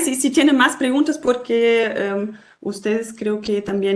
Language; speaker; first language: Spanish; non-native, fluent; German